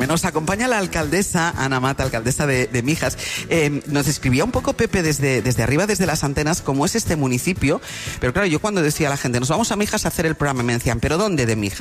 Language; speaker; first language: Spanish; native; Spanish